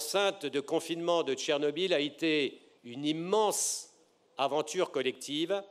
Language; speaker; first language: French; native; French